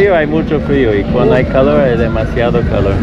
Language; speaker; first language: Spanish; non-native, learner; English